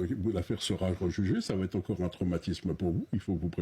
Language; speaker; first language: French; native; French